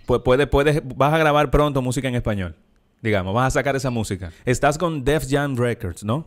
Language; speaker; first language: Spanish; native; Spanish